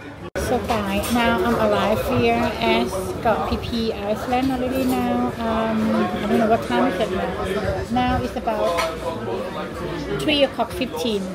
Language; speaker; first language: English; non-native, learner; Thai